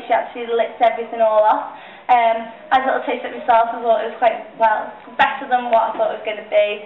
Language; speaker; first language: English; native; English